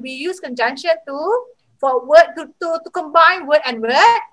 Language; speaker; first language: English; non-native, local second language; Malay